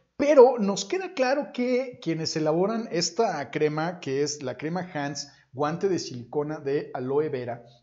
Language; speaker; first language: Spanish; native; Spanish